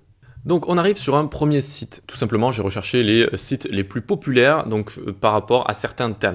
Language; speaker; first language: French; native; French